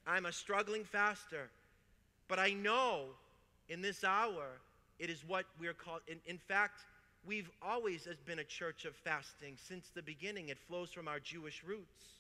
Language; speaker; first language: English; native; English